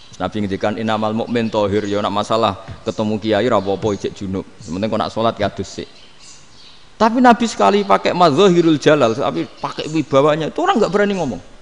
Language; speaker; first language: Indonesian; non-native, local second language; Javanese